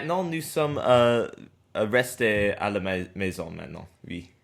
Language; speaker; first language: French; non-native, learner; English